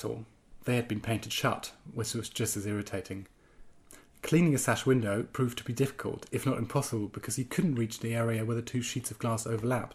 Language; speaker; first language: English; non-native, fluent; German